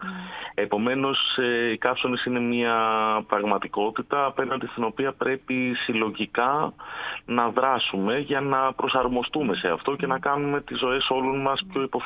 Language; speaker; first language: Greek; native; Greek